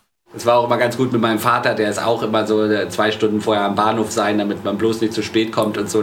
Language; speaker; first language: German; native; German